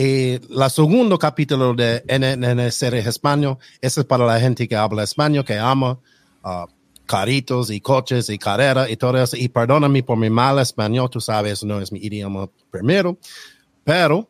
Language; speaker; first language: Spanish; non-native, learner; English